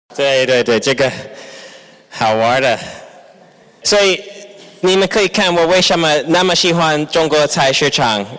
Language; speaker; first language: Chinese; non-native, fluent; English